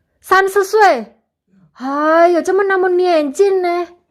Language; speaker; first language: Chinese; non-native, learner; Indonesian